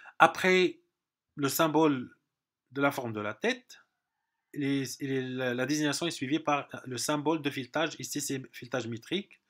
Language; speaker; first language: French; non-native, local second language; Arabic